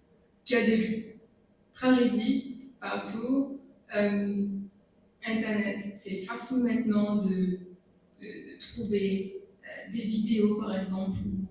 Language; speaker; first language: French; non-native, local second language; Morisyen